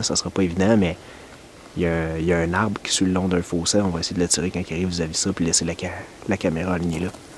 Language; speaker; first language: French; native; French